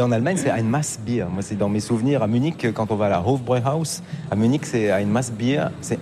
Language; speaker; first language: French; native; French